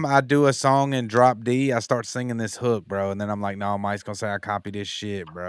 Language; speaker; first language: English; native; English